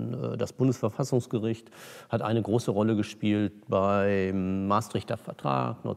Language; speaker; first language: German; native; German